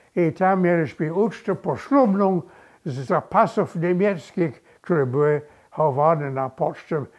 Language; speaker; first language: Polish; early bilingual, other home language; English